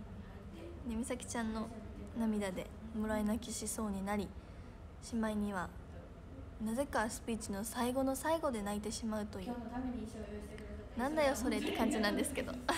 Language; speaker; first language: Japanese; native; Japanese